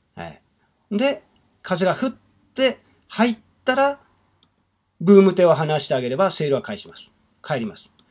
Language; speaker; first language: Japanese; native; Japanese